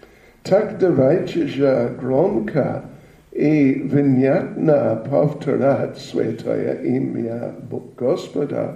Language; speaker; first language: Russian; non-native, learner; English